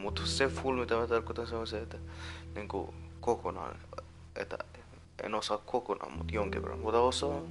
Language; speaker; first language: Finnish; non-native, fluent; Persian